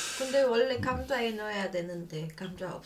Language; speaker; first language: Korean; non-native, fluent; Filipino